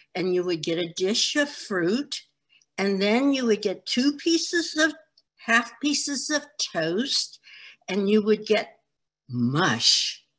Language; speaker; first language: English; native; English